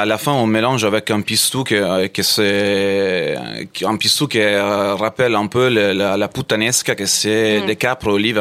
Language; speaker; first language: French; non-native, fluent; Italian